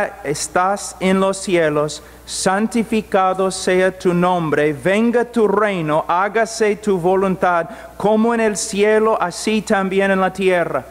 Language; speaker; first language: Spanish; non-native, fluent; English